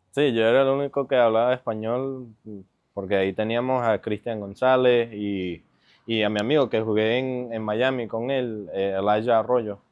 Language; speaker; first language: Spanish; early bilingual, heritage; Spanish